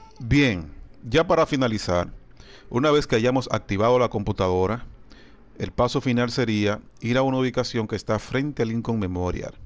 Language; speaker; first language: Spanish; native; Spanish